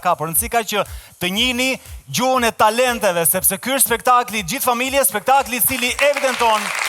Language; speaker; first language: Albanian; native; Albanian